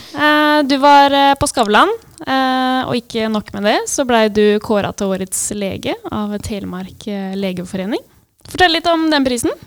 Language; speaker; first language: Norwegian; native; Norwegian